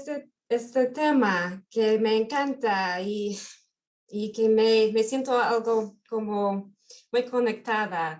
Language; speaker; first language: Spanish; non-native, fluent; English